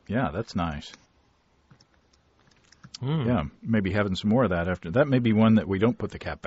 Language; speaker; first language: English; native; English